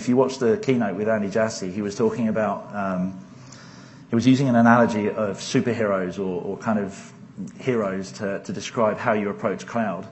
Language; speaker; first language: English; native; English